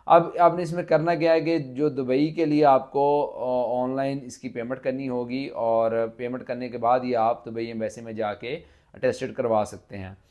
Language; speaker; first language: Urdu; non-native, local second language; Punjabi